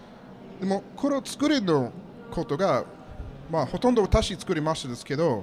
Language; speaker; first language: Japanese; non-native, learner; English